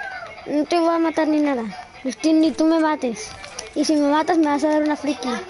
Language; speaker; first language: Spanish; native; Spanish